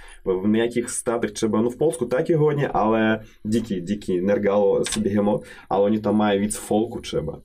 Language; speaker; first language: Czech; non-native, fluent; Russian